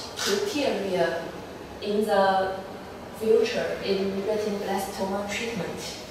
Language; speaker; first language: English; non-native, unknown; Chinese